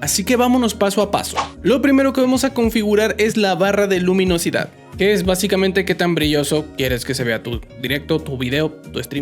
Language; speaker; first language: Spanish; native; Spanish